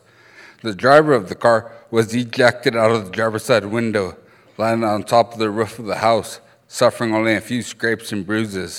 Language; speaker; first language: English; early bilingual, other home language; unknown